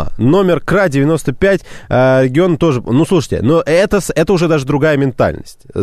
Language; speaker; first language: Russian; native; Russian